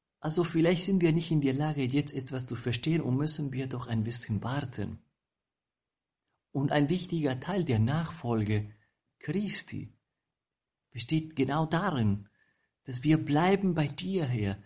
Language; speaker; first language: German; non-native, fluent; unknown